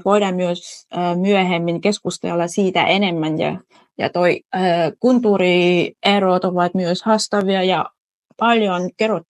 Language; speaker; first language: Finnish; non-native, fluent; Vietnamese